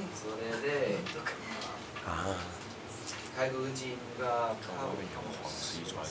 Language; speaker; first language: Japanese; non-native, learner; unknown